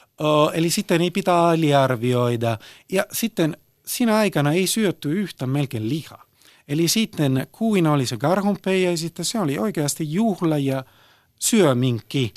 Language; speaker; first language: Finnish; early bilingual, heritage; Italian